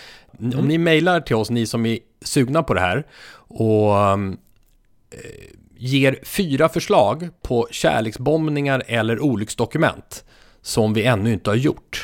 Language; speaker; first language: Swedish; native; Swedish